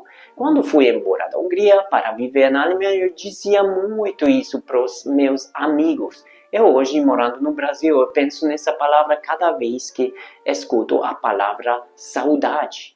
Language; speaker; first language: Portuguese; non-native, fluent; Hungarian